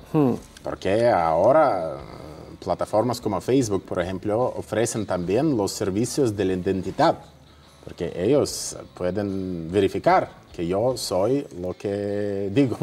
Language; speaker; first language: Spanish; non-native, fluent; Russian